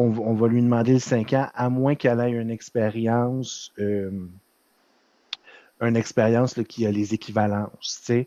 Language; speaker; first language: French; native; French